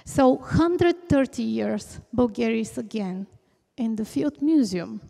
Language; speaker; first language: English; non-native, fluent; Bulgarian